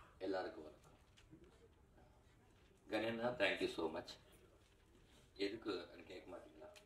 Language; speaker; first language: Tamil; non-native, learner; Telugu